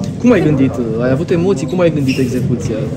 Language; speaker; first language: Romanian; native; Romanian